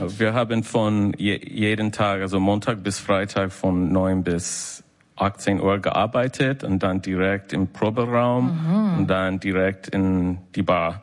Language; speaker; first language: German; non-native, learner; English